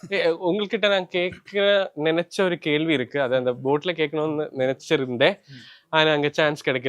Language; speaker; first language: Tamil; non-native, fluent; Malayalam